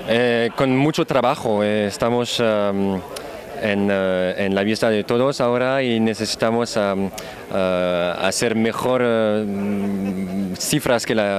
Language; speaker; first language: Spanish; non-native, learner; French